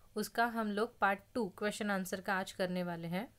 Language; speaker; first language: Hindi; non-native, local second language; Marathi